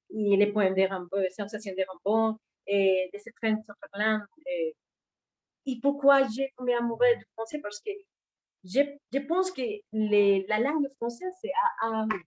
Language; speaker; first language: French; non-native, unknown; Spanish